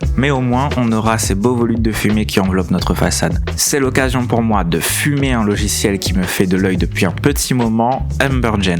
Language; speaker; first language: French; native; French